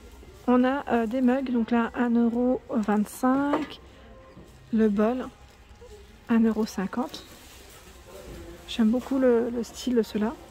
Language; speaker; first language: French; native; French